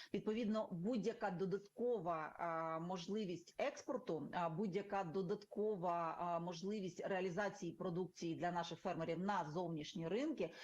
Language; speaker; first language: Ukrainian; native; Ukrainian